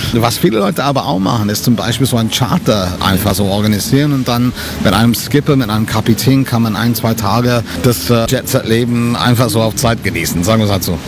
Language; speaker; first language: German; non-native, fluent; English